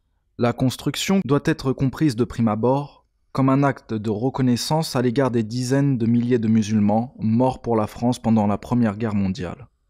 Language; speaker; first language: French; native; French